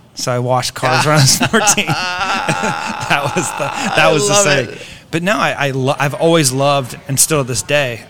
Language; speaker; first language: English; native; English